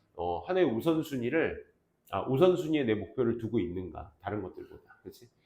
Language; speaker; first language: Korean; native; Korean